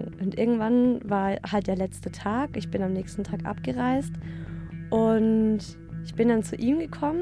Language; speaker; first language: German; native; German